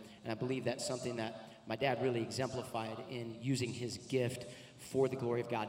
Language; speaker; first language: English; native; English